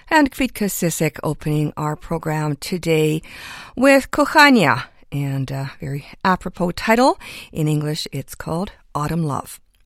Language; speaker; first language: English; early bilingual, other home language; Ukrainian